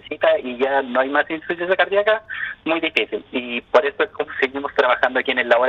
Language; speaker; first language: Spanish; native; Spanish